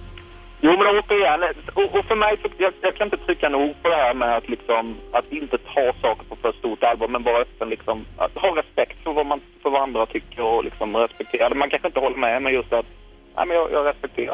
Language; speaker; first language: Swedish; native; Swedish